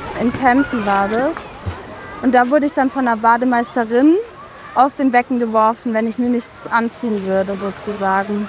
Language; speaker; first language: German; native; German